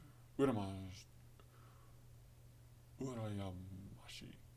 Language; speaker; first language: Japanese; non-native, learner; English